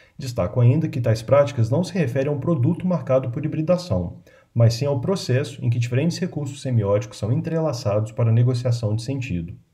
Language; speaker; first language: Portuguese; native; Portuguese